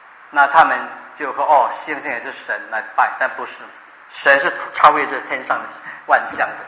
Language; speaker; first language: Chinese; native; Chinese